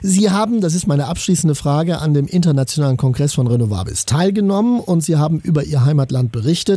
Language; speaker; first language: German; native; German